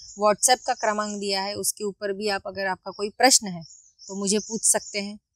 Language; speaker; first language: Hindi; non-native, local second language; Marathi